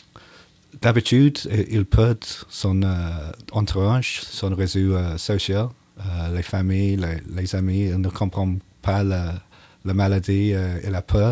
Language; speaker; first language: French; non-native, learner; English